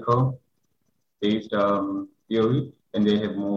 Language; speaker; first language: English; non-native, local second language; Xhosa